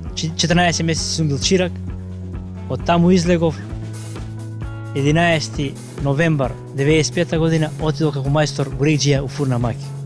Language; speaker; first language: Macedonian; native; Macedonian